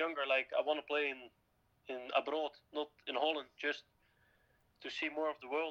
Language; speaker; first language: English; non-native, fluent; Dutch